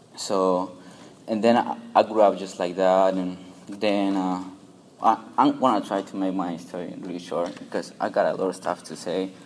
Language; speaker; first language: English; non-native, fluent; Spanish